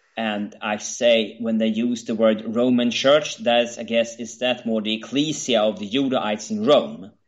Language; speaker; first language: English; non-native, fluent; Swedish